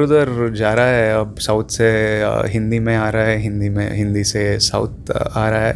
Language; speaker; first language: Hindi; non-native, local second language; Telugu